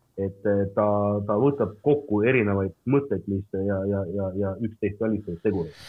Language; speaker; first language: Estonian; non-native, local second language; Russian